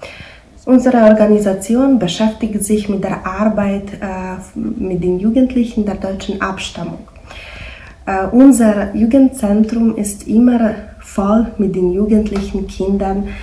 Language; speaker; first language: German; non-native, fluent; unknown